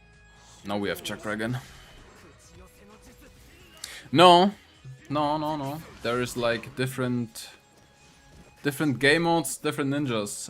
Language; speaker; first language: English; non-native, fluent; German